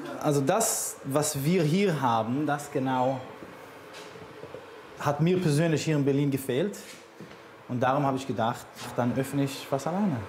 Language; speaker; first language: German; non-native, fluent; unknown